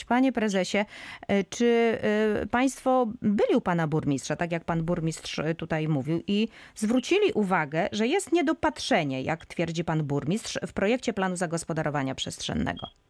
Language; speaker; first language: Polish; native; Polish